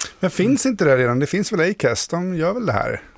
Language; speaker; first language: Swedish; native; Swedish